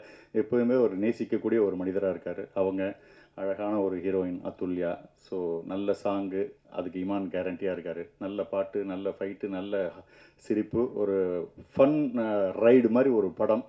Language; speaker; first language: Tamil; native; Tamil